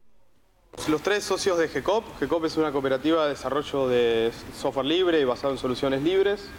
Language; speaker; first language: Spanish; native; Spanish